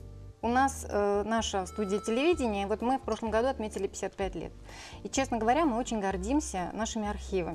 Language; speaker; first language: Russian; native; Russian